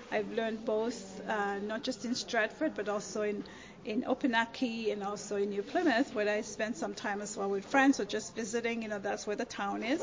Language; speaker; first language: English; non-native, fluent; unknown